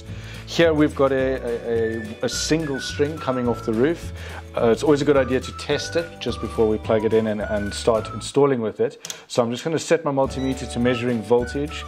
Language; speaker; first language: English; native; English